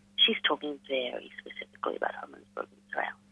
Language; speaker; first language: English; non-native, local second language; Hindi